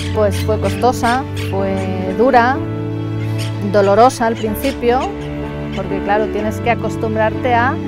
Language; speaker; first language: Spanish; native; Spanish